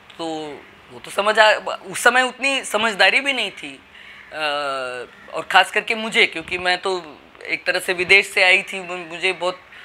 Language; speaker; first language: Hindi; native; Hindi